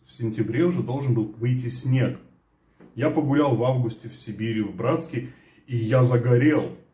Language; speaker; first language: Russian; early bilingual, other home language; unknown